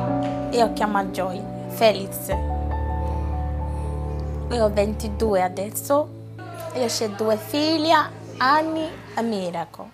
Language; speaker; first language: Italian; non-native, learner; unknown